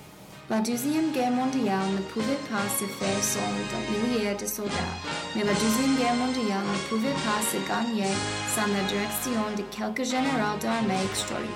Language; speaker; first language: French; non-native, learner; English